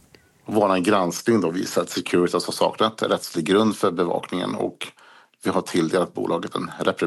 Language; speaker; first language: Swedish; native; Swedish